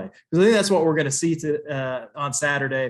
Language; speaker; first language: English; native; English